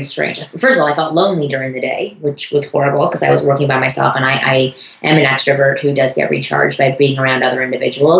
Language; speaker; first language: English; native; English